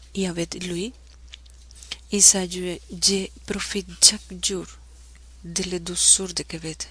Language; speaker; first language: French; non-native, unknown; Spanish